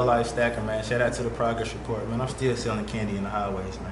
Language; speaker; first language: English; native; English